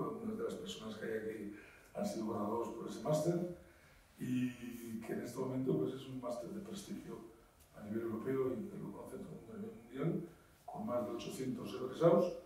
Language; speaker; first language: Spanish; native; Spanish